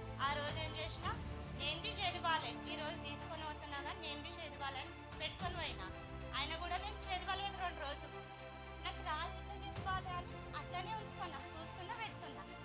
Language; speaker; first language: Telugu; non-native, local second language; Kannada